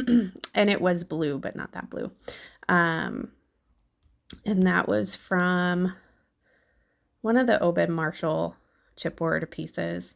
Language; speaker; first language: English; native; English